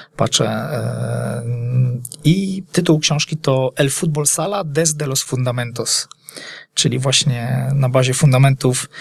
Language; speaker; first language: Polish; native; Polish